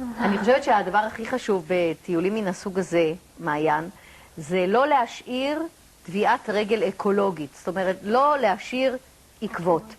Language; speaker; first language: Hebrew; native; Hebrew